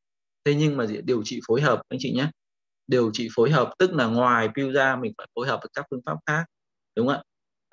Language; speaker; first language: Vietnamese; native; Vietnamese